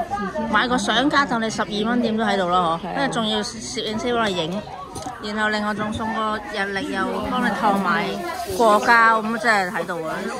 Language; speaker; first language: Chinese; native; Chinese